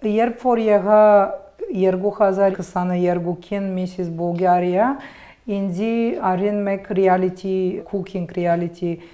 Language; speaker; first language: Armenian; early bilingual, heritage; Armenian